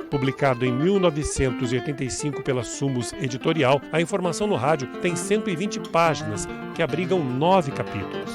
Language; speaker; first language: Portuguese; native; Portuguese